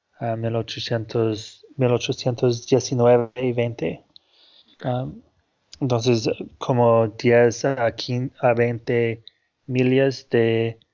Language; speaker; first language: Spanish; non-native, fluent; English